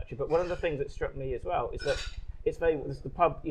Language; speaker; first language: English; native; English